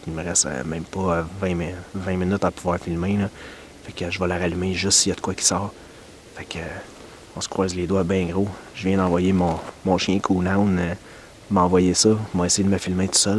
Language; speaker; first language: French; native; French